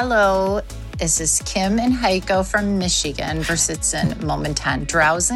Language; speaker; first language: German; non-native, learner; English